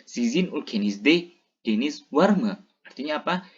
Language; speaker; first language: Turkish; non-native, fluent; Indonesian